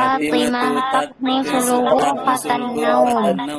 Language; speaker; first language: Arabic; non-native, learner; Indonesian